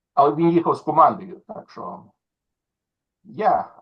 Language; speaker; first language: Ukrainian; early bilingual, other home language; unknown